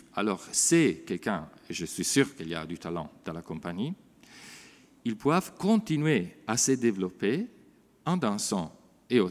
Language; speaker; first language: French; non-native, fluent; Italian